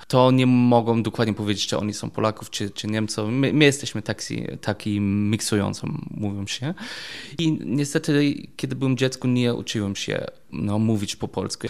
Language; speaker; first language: Polish; non-native, learner; German